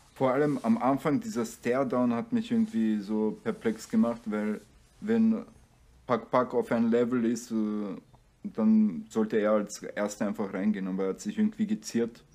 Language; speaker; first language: German; native; German